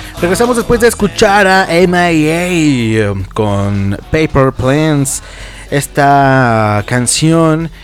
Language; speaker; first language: Spanish; native; Spanish